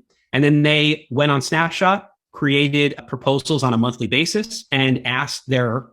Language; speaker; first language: English; native; English